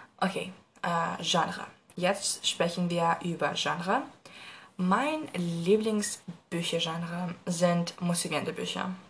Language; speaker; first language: German; non-native, learner; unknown